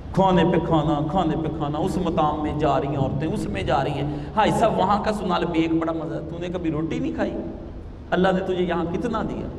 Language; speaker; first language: Urdu; non-native, local second language; Punjabi